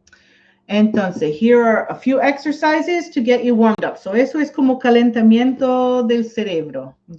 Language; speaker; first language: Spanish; non-native, fluent; English